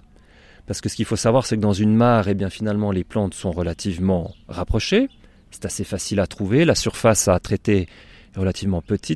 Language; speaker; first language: French; native; French